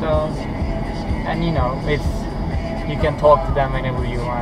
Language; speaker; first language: English; non-native, fluent; Turkish